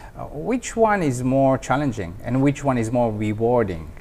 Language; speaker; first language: English; non-native, fluent; Hebrew